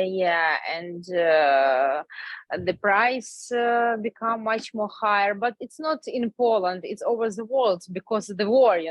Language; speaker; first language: English; non-native, learner; Ukrainian